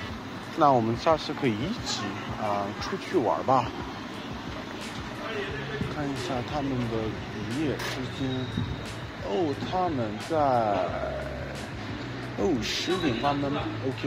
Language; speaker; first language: Chinese; non-native, learner; English